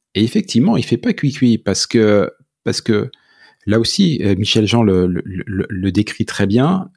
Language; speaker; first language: French; native; French